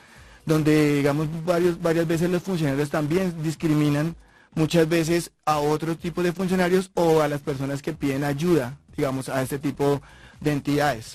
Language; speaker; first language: Spanish; native; Spanish